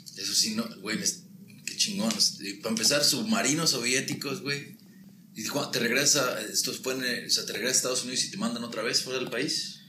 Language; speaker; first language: Spanish; early bilingual, heritage; Spanish